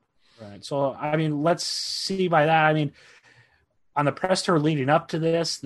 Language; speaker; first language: English; native; English